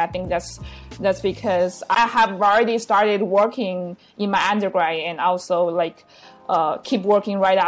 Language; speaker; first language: English; non-native, fluent; Chinese